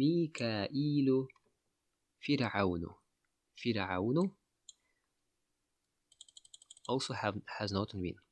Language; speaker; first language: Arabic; non-native, fluent; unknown